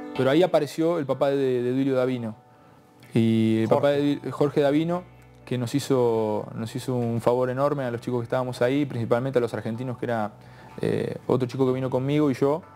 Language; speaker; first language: Spanish; native; Spanish